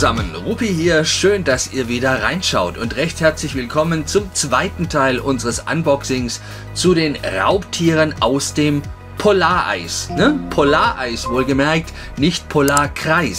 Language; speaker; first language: German; native; German